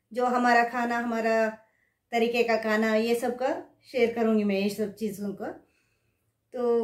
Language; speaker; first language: Hindi; non-native, local second language; Kannada